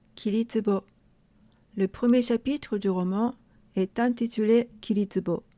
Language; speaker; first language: French; non-native, fluent; Japanese